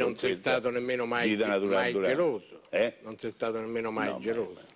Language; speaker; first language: Italian; native; Italian